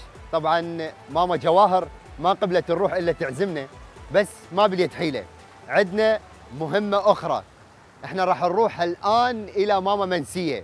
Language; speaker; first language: Arabic; native; Arabic